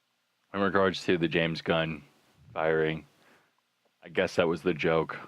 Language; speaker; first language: English; native; English